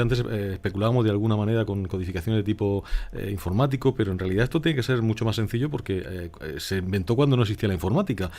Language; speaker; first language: Spanish; native; Spanish